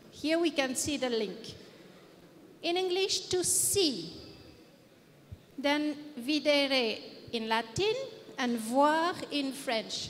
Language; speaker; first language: English; non-native, fluent; French